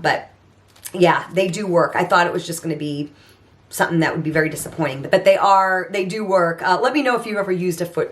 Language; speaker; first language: English; native; English